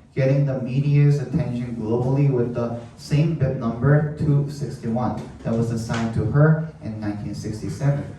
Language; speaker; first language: English; non-native, fluent; Korean